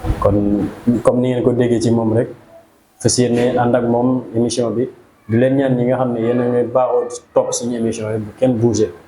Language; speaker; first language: Wolof; non-native, local second language; Serer